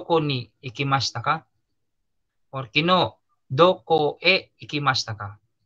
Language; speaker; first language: Japanese; non-native, fluent; Filipino